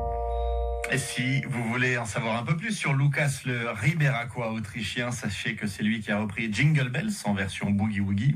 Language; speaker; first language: French; native; French